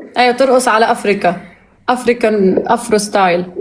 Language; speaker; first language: Arabic; native; Arabic